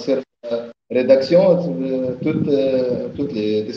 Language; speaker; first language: French; non-native, learner; Arabic